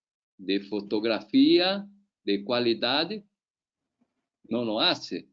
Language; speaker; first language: Spanish; non-native, learner; Portuguese